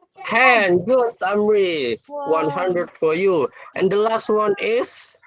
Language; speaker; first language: English; non-native, fluent; Indonesian